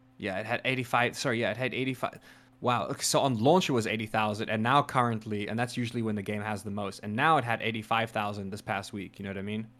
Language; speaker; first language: English; native; English